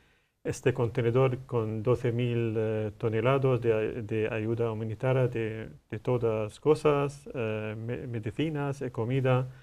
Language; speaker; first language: Spanish; non-native, learner; Arabic